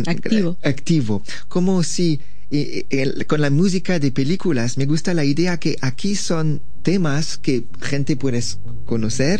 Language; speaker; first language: Spanish; non-native, learner; French